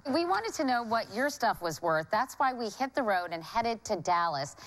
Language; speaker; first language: English; native; English